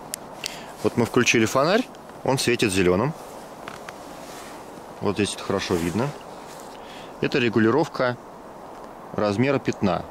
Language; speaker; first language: Russian; native; Russian